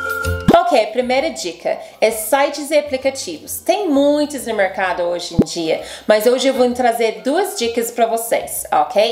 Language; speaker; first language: Portuguese; non-native, fluent; English